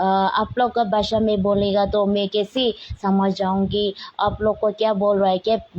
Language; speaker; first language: Hindi; non-native, local second language; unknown